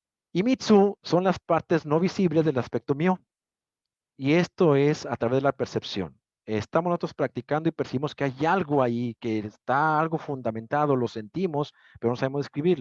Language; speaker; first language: Spanish; native; Spanish